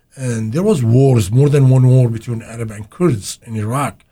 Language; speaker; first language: English; non-native, fluent; Arabic